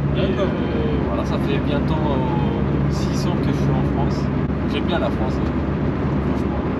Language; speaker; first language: French; non-native, fluent; Spanish